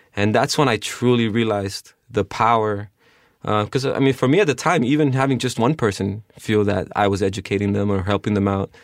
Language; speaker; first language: English; early bilingual, other home language; Spanish